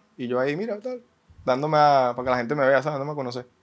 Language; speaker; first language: Spanish; native; Spanish